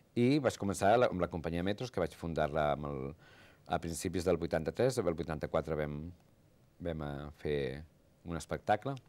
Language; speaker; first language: Catalan; native; Catalan